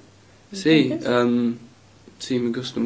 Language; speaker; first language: Spanish; non-native, learner; English